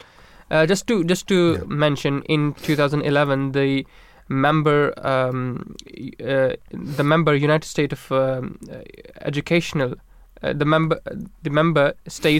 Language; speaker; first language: English; non-native, local second language; Urdu